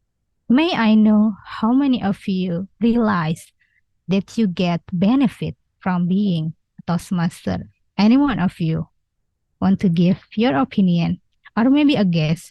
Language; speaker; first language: English; non-native, learner; Indonesian